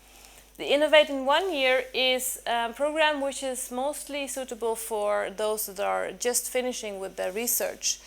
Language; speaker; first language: English; non-native, fluent; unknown